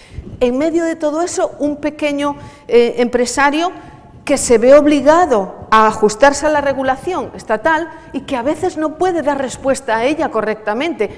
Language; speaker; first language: Spanish; native; Spanish